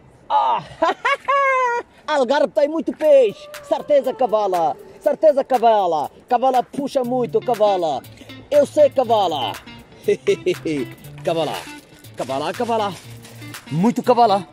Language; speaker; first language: Portuguese; non-native, learner; Bangla